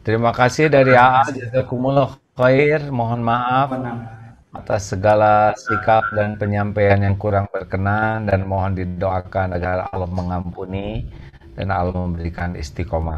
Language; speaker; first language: Indonesian; native; Indonesian